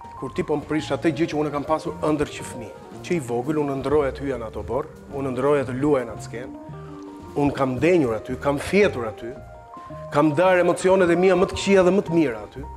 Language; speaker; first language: Albanian; native; Albanian